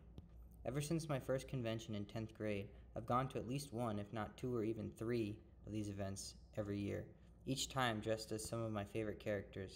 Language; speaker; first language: English; native; English